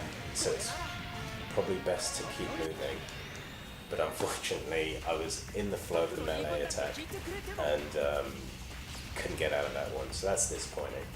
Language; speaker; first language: English; native; English